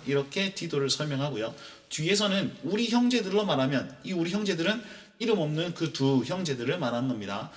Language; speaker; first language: Korean; native; Korean